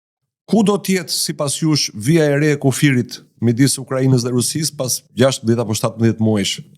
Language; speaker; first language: Albanian; native; Albanian